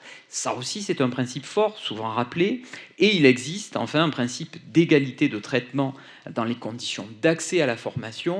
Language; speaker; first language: French; native; French